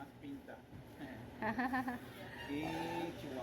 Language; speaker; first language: Spanish; native; Spanish